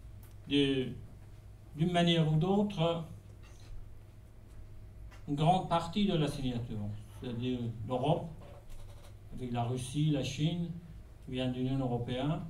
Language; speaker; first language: French; non-native, fluent; Persian